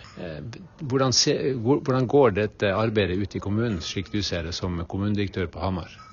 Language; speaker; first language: Norwegian; native; Norwegian